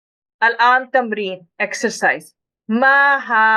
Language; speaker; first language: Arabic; non-native, fluent; Urdu